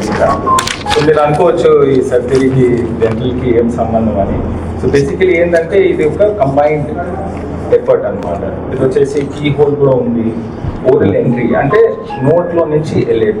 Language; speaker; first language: Telugu; native; Telugu